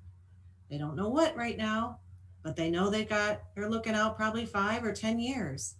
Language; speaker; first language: English; native; English